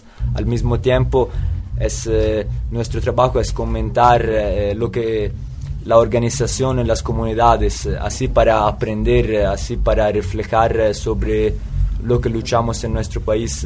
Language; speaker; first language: Spanish; non-native, fluent; Italian